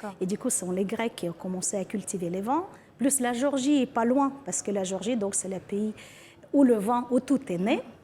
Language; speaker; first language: French; non-native, fluent; Ukrainian